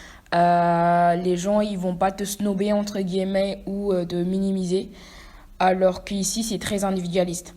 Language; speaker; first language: French; non-native, local second language; Wolof